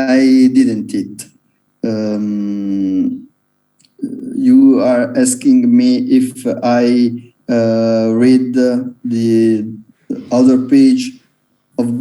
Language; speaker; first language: English; non-native, learner; Italian